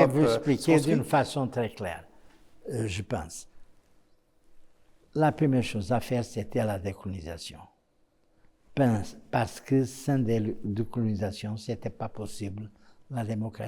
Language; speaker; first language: French; non-native, fluent; Portuguese